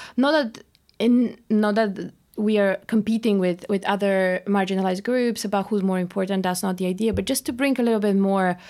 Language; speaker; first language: English; non-native, fluent; Bulgarian